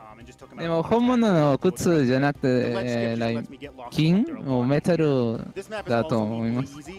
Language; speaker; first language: Japanese; non-native, learner; Spanish